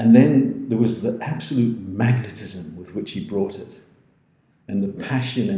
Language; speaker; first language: English; native; English